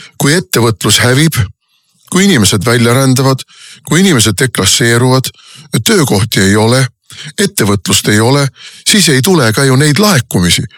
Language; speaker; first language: Estonian; native; Estonian